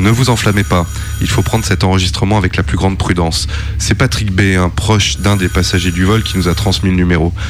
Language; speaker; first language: French; native; French